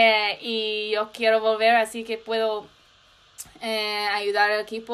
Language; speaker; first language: Spanish; non-native, learner; English